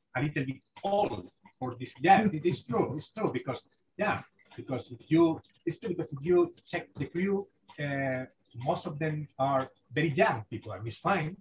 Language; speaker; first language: English; non-native, fluent; Spanish